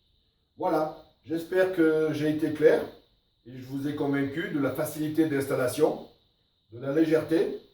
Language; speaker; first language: French; native; French